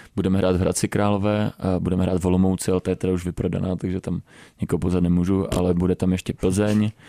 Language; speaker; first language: Czech; early bilingual, other home language; Romanian